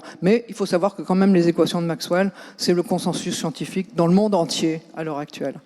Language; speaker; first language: French; native; French